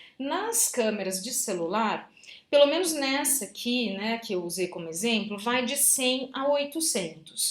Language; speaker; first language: Portuguese; native; Portuguese